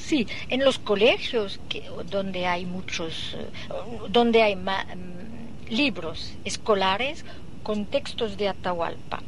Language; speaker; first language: Spanish; non-native, fluent; French